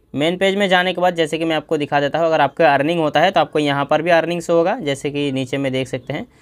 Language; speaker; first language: Hindi; native; Hindi